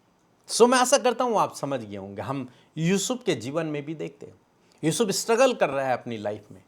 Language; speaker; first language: Hindi; native; Hindi